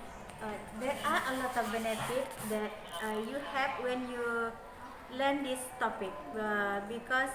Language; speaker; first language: English; non-native, fluent; Indonesian